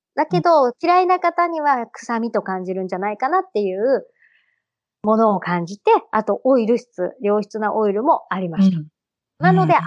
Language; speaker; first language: Japanese; native; Japanese